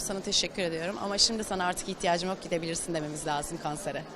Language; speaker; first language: Turkish; native; Turkish